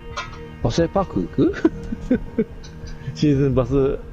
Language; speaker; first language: Japanese; native; Japanese